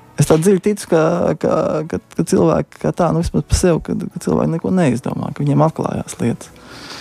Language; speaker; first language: Latvian; native; Latvian